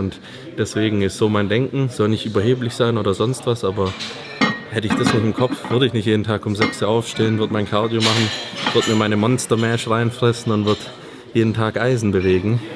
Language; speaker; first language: German; native; German